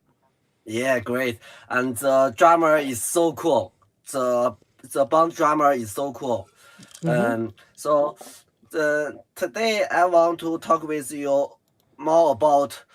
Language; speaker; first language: English; non-native, learner; Chinese